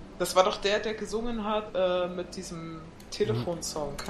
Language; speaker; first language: German; native; German